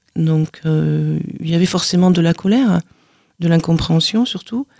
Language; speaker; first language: French; native; French